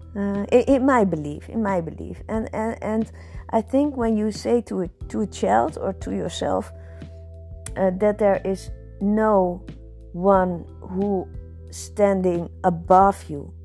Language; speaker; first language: English; non-native, learner; Dutch